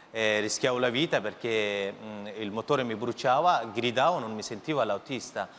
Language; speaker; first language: Italian; early bilingual, other home language; Persian